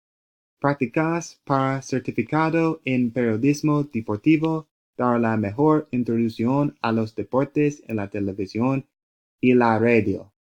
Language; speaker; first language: Spanish; non-native, learner; English